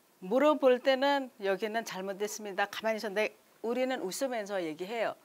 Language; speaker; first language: Korean; non-native, fluent; Indonesian